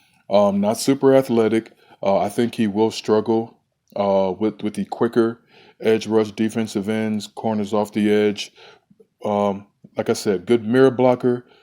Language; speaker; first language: English; native; English